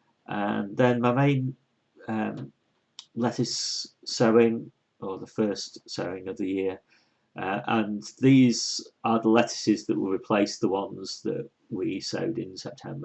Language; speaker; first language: English; native; English